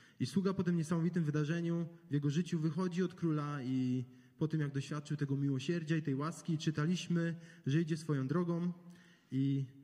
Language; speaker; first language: Polish; native; Polish